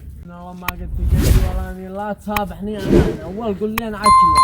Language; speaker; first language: Arabic; native; Arabic